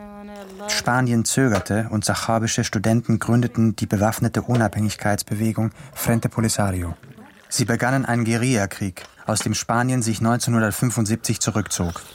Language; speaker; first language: German; native; German